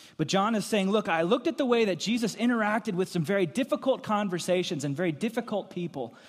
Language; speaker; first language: English; native; English